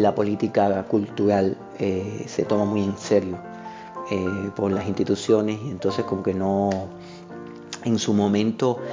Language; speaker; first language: Spanish; native; Spanish